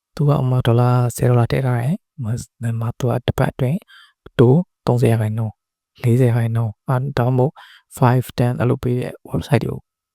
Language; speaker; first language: Burmese; native; Burmese